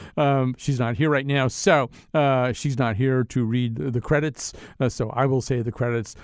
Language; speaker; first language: English; native; English